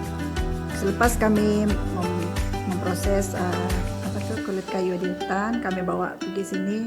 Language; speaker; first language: Indonesian; non-native, local second language; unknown